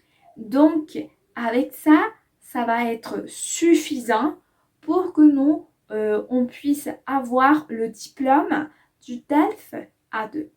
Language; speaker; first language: French; non-native, fluent; Spanish